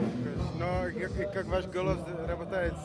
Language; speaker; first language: Russian; non-native, learner; Czech